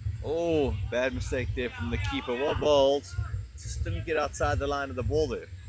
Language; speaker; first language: English; native; English